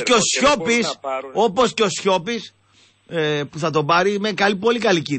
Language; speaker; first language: Greek; native; Greek